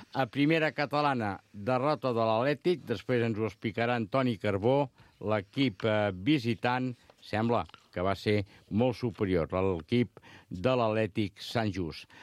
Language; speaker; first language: Catalan; native; Catalan